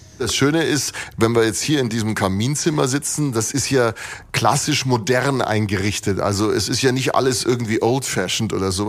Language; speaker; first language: German; native; German